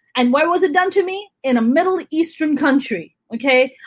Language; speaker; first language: English; non-native, local second language; Urdu